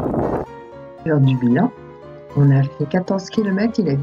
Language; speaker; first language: French; native; French